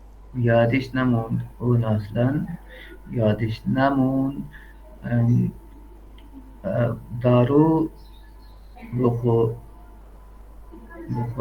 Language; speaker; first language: Persian; non-native, learner; Urdu